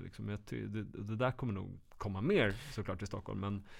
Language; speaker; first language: Swedish; native; Swedish